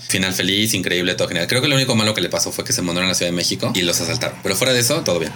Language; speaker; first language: Spanish; native; Spanish